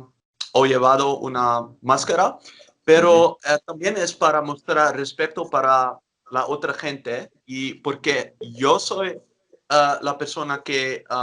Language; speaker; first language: Spanish; non-native, learner; Dutch